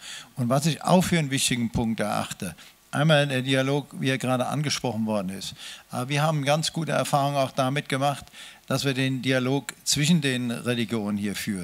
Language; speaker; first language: German; native; German